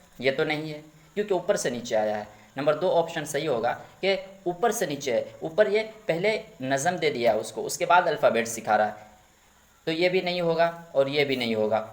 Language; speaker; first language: Urdu; native; Urdu